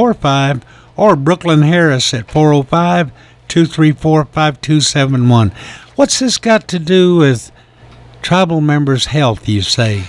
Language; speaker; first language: English; native; English